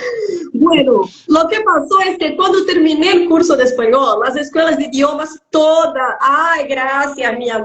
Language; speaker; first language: Spanish; non-native, fluent; Portuguese